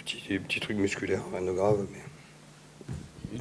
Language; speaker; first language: French; native; French